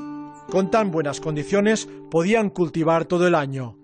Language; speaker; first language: Spanish; native; Spanish